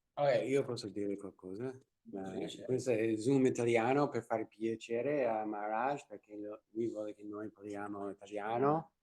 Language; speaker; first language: Italian; non-native, fluent; English